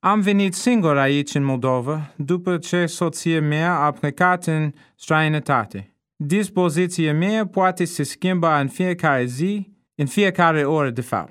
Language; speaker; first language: Romanian; non-native, fluent; English